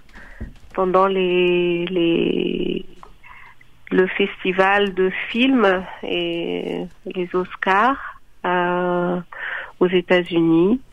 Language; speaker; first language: French; non-native, local second language; Malagasy